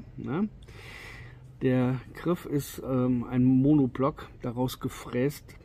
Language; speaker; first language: German; native; German